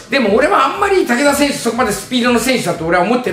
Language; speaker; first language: Japanese; native; Japanese